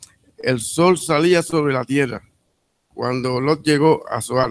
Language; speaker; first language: Spanish; native; Spanish